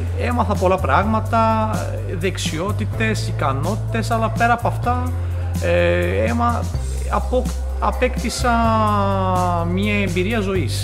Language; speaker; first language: Greek; non-native, fluent; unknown